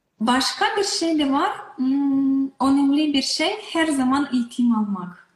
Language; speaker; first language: Turkish; non-native, learner; Russian